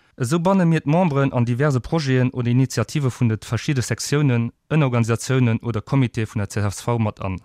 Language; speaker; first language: Luxembourgish; non-native, fluent; Portuguese